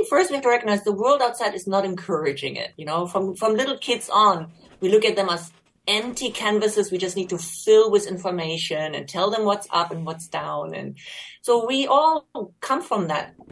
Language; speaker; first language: English; non-native, fluent; German